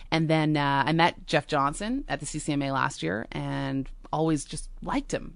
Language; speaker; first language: English; native; English